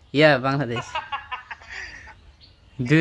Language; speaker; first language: English; non-native, fluent; Bangla